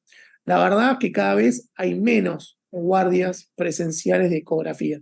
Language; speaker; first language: Spanish; native; Spanish